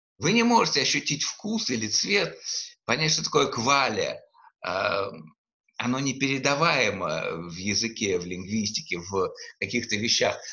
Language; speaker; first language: Russian; native; Russian